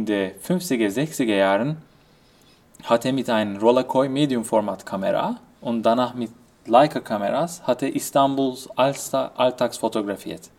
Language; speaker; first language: German; non-native, fluent; Turkish